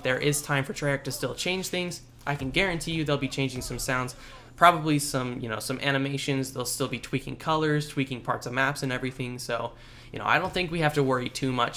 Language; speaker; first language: English; native; English